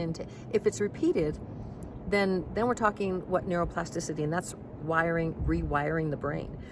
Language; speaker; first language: English; native; English